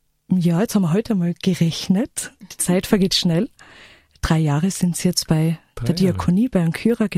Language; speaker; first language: German; native; German